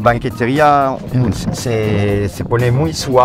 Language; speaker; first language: Spanish; non-native, learner; French